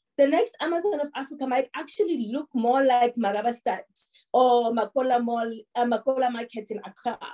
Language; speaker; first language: English; non-native, local second language; Tsonga